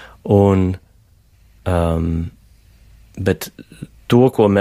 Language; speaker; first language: Latvian; non-native, fluent; English